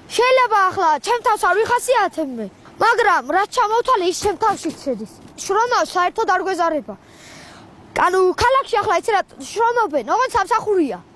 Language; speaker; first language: Georgian; non-native, local second language; Svan